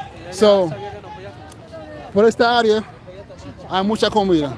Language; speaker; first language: Spanish; non-native, fluent; English